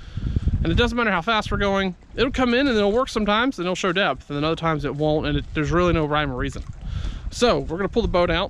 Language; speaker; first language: English; native; English